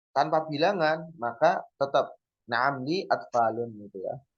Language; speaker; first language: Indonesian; native; Indonesian